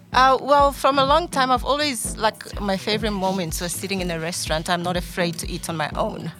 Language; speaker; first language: English; non-native, fluent; Portuguese